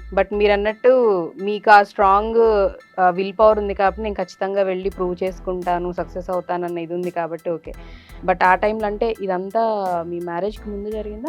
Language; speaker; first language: Telugu; native; Telugu